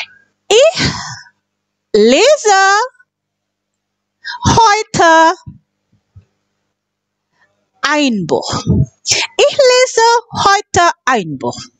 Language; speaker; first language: German; non-native, fluent; Indonesian